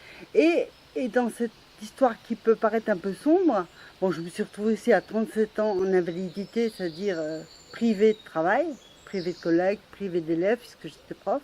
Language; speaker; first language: French; native; French